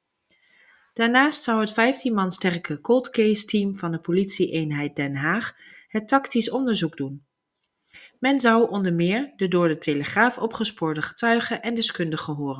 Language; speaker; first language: Dutch; native; Dutch